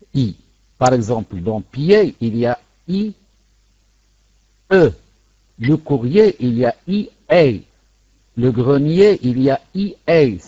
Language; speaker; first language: French; non-native, local second language; Arabic